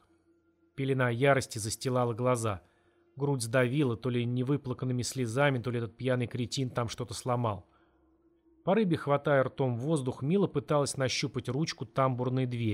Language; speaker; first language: Russian; native; Russian